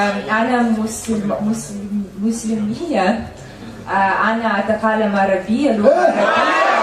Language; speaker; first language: Arabic; non-native, learner; English